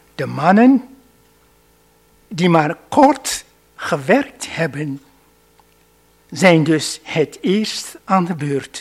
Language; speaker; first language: Dutch; non-native, fluent; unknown